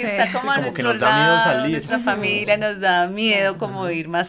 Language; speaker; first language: Spanish; native; Spanish